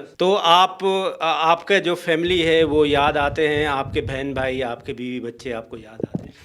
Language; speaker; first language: Urdu; non-native, local second language; Sindhi